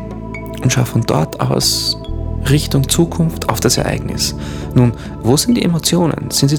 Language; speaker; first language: German; native; German